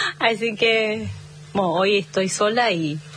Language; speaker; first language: Spanish; non-native, learner; Japanese